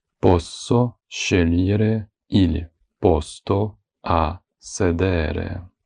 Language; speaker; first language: Italian; non-native, fluent; Ukrainian